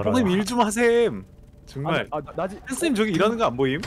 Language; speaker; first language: Korean; native; Korean